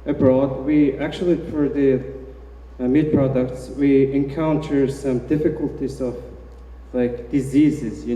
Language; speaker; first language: English; non-native, fluent; Mongolian